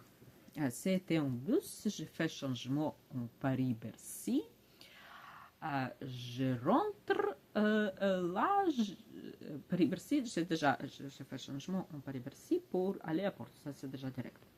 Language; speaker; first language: French; non-native, learner; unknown